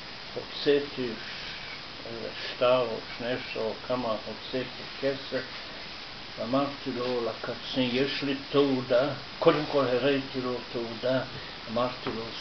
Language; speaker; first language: Hebrew; non-native, fluent; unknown